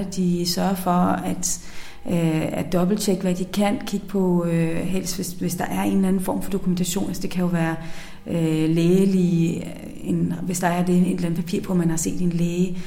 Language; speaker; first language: Danish; native; Danish